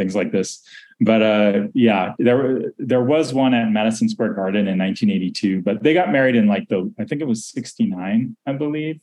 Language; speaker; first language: English; native; English